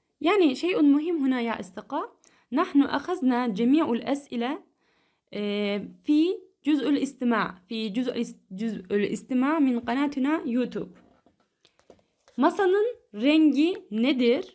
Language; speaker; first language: Arabic; non-native, fluent; Turkish